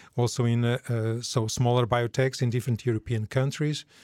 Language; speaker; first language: English; non-native, fluent; Portuguese